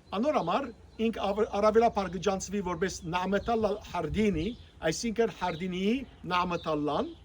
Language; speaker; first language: Armenian; native; Armenian